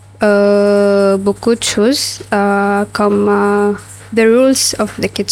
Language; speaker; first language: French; non-native, learner; Arabic